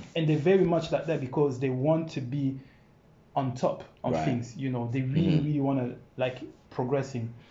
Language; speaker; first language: English; non-native, fluent; French